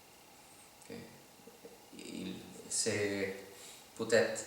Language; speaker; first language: French; non-native, learner; Filipino